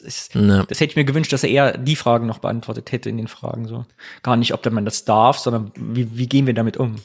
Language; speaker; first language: German; native; German